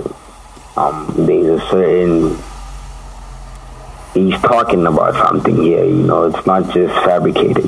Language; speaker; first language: English; non-native, local second language; Tswana